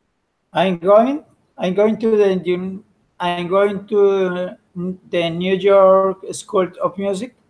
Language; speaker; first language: English; non-native, learner; Spanish